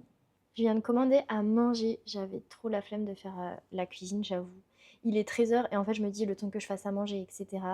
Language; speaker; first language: French; native; French